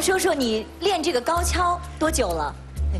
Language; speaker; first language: Chinese; native; Chinese